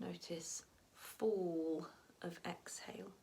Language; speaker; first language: English; native; English